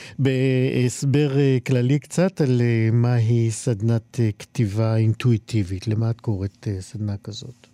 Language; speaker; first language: Hebrew; native; Hebrew